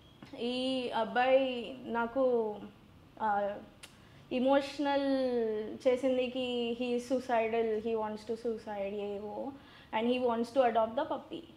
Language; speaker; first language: Telugu; non-native, learner; Gujarati